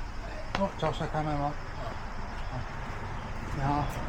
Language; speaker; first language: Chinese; non-native, learner; English